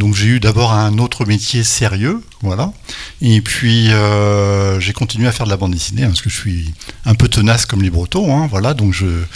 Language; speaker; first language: French; native; French